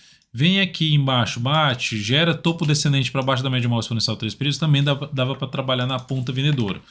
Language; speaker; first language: Portuguese; native; Portuguese